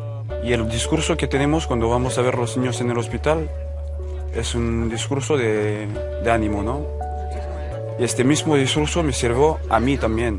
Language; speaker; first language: Spanish; non-native, fluent; French